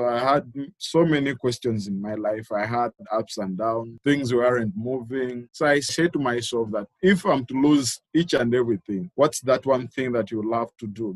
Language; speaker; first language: English; non-native, local second language; Ganda